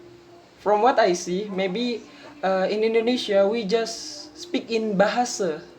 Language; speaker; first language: English; non-native, learner; Indonesian